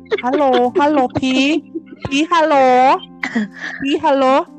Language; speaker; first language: English; non-native, learner; Thai